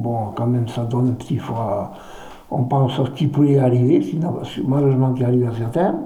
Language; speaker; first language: French; native; French